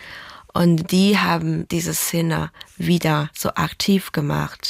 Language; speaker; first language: German; non-native, fluent; Chinese